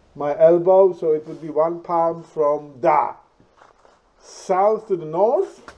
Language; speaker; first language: English; non-native, fluent; Czech